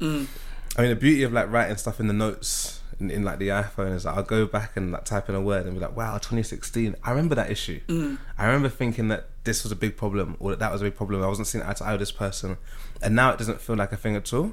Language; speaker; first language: English; native; English